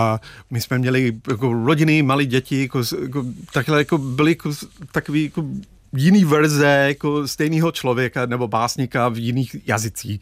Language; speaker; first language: Czech; non-native, fluent; English